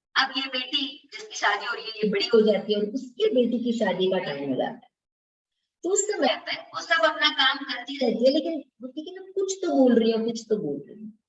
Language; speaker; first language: Hindi; non-native, local second language; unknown